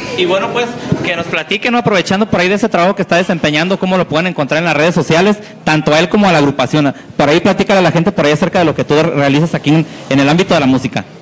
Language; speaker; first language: Spanish; native; Spanish